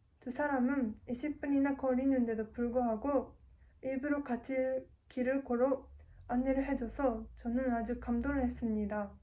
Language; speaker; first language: Korean; non-native, learner; Japanese